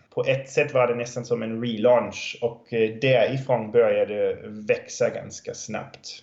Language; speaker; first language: Swedish; non-native, fluent; German